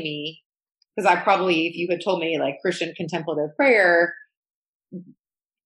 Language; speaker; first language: English; native; English